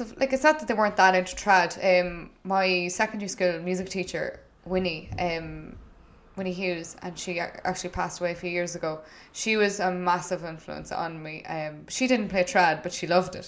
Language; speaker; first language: English; native; English